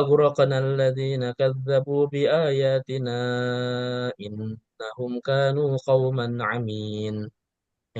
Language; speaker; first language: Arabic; non-native, fluent; Indonesian